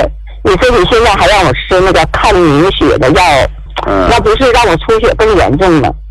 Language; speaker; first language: Chinese; native; Chinese